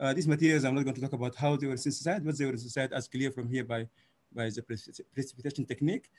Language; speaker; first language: English; non-native, fluent; Arabic